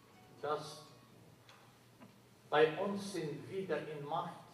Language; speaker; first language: German; non-native, learner; Albanian